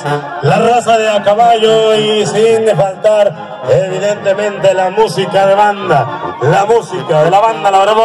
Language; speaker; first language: Spanish; native; Spanish